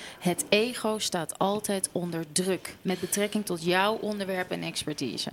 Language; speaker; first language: Dutch; native; Dutch